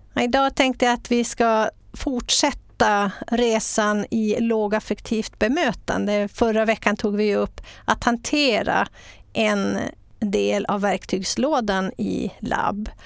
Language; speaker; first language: Swedish; native; Swedish